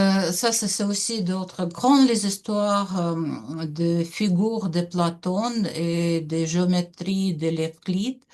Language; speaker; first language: French; non-native, learner; Russian